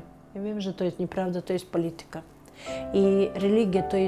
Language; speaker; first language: Polish; non-native, learner; Chechen